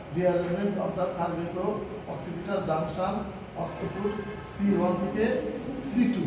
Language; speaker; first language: English; non-native, local second language; Bangla